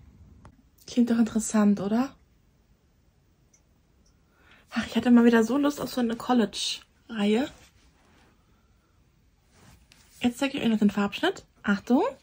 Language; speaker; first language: German; native; German